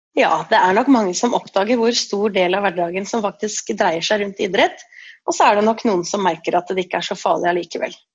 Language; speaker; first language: Norwegian; native; Norwegian